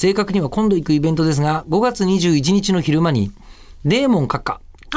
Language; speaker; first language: Japanese; native; Japanese